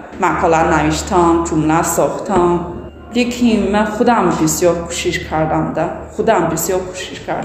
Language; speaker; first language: Tajik; non-native, learner; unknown